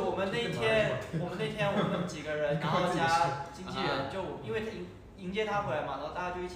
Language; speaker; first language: Chinese; native; Chinese